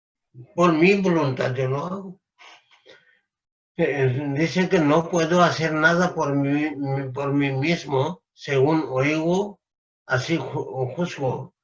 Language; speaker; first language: Spanish; non-native, fluent; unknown